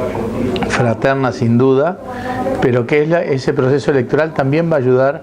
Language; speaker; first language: Spanish; native; Spanish